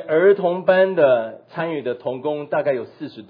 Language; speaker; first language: Chinese; native; Chinese